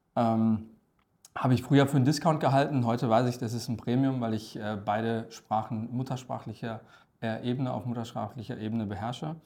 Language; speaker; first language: German; early bilingual, other home language; Turkish